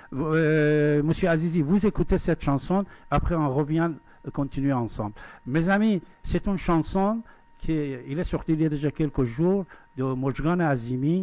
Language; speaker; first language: French; non-native, fluent; Persian